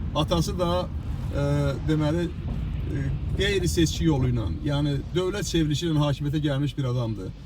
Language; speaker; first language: Azerbaijani; native; Azerbaijani